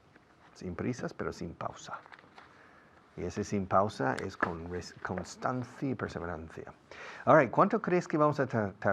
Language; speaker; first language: Spanish; non-native, fluent; English